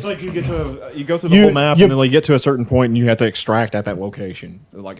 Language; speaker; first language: English; native; English